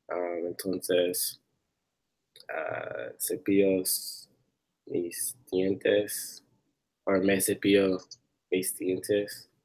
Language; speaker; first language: Spanish; non-native, learner; English